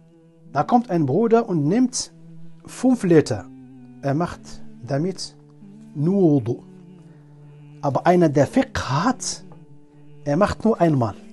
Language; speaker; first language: German; non-native, learner; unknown